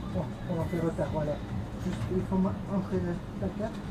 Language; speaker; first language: French; non-native, learner; Turkish